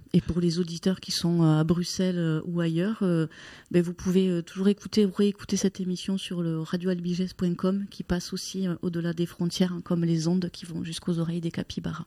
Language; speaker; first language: French; native; French